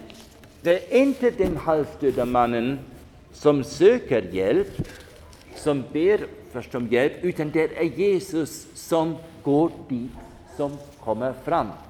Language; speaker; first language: Swedish; non-native, fluent; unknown